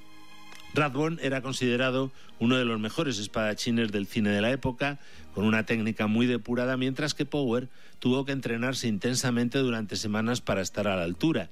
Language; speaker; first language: Spanish; native; Spanish